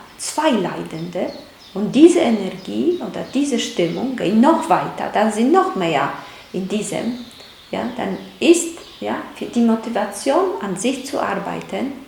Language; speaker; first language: German; non-native, fluent; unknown